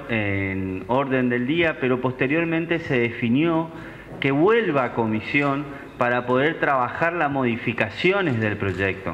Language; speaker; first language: Spanish; native; Spanish